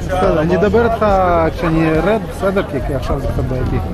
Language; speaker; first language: Hebrew; native; Hebrew